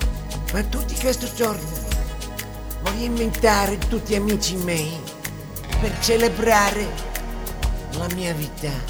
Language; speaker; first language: Italian; non-native, learner; Dutch